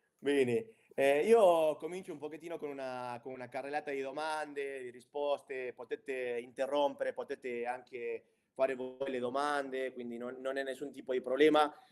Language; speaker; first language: Italian; non-native, fluent; Spanish